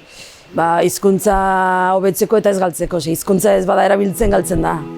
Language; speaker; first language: Basque; non-native, local second language; Arabic